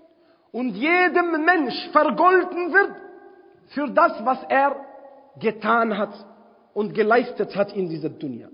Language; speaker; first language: German; non-native, fluent; Arabic